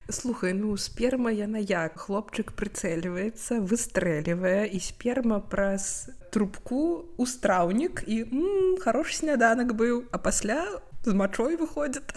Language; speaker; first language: Belarusian; non-native, local second language; Russian